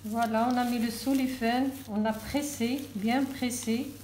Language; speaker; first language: French; non-native, local second language; Arabic